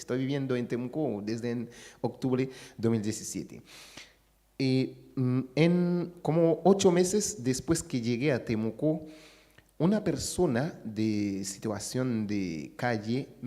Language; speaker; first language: Spanish; non-native, fluent; Haitian Creole